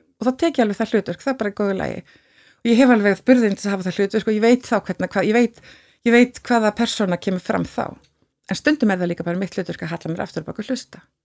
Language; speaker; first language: Icelandic; native; Icelandic